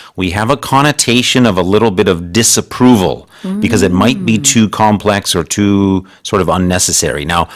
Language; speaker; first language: English; native; English